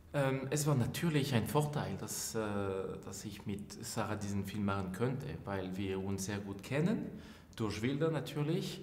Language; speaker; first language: German; non-native, local second language; French